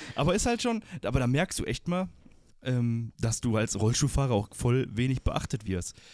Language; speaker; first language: German; early bilingual, other home language; Turkish